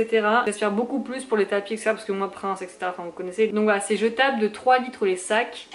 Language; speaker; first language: French; native; French